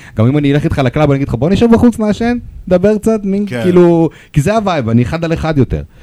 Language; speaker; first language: Hebrew; non-native, fluent; Russian